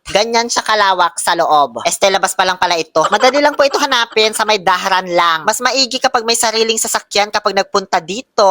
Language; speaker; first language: Filipino; native; Filipino